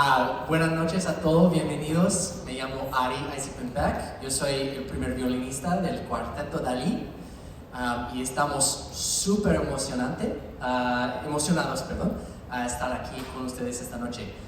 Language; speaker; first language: Spanish; non-native, learner; English